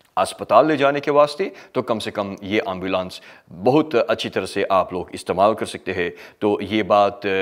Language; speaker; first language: Hindi; early bilingual, heritage; Hindi